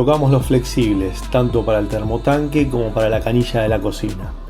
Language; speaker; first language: Spanish; native; Spanish